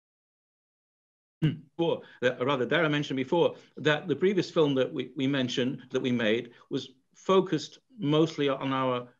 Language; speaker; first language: English; native; English